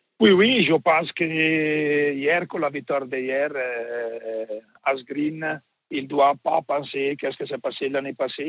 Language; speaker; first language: French; non-native, learner; Italian